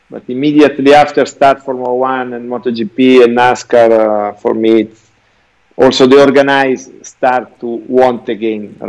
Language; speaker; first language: English; non-native, learner; Italian